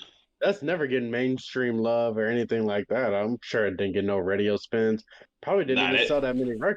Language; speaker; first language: English; native; English